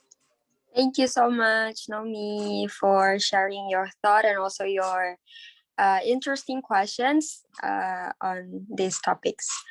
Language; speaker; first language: English; non-native, learner; Indonesian